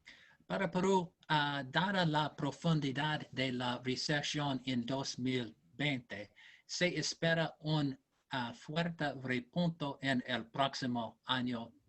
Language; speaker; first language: Spanish; non-native, learner; English